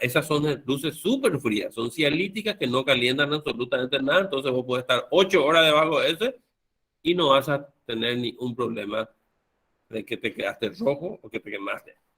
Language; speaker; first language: Spanish; native; Spanish